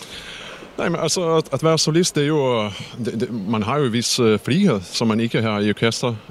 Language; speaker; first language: Danish; non-native, fluent; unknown